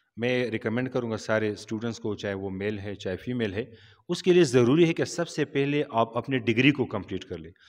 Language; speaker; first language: Urdu; non-native, local second language; Pashto